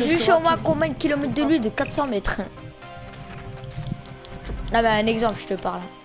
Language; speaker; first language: French; native; French